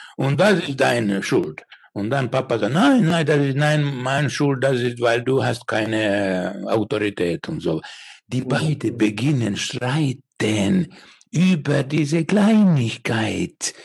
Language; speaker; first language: German; non-native, learner; Finnish